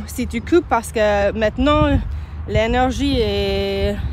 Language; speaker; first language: French; non-native, learner; English